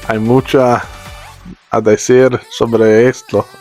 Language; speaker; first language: Spanish; non-native, learner; English